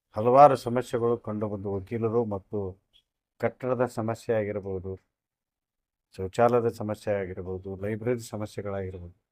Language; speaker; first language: Kannada; native; Kannada